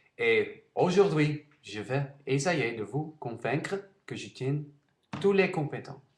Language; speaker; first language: French; non-native, learner; Dutch